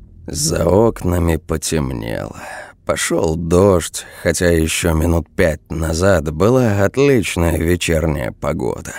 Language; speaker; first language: Russian; native; Russian